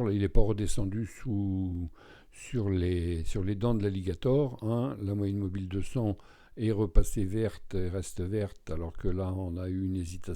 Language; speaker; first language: French; native; French